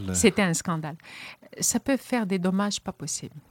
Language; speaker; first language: French; non-native, local second language; Arabic